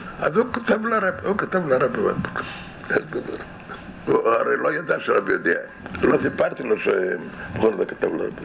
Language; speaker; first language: Hebrew; non-native, fluent; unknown